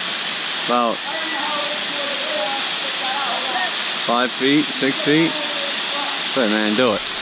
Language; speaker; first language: English; native; English